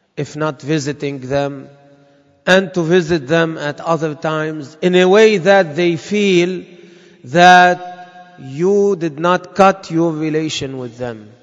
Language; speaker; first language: English; non-native, fluent; Arabic